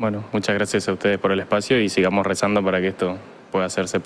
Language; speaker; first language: Spanish; native; Spanish